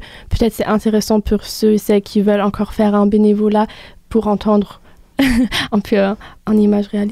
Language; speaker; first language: French; non-native, fluent; German